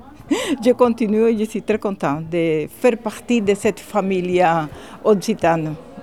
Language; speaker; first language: French; non-native, fluent; Spanish